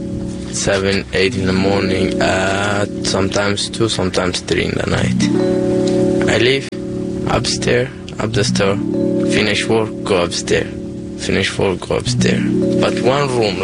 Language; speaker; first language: English; non-native, learner; Arabic